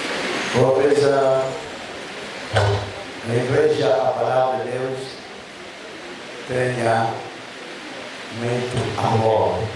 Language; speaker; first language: Portuguese; non-native, learner; Lingala